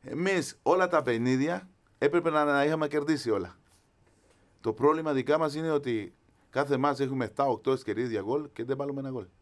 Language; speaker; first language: Greek; non-native, fluent; Spanish